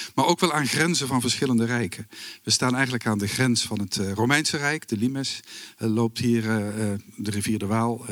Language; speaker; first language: Dutch; native; Dutch